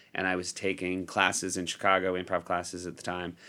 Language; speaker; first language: English; native; English